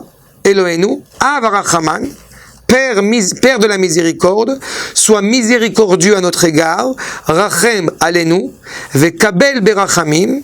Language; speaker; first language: French; native; French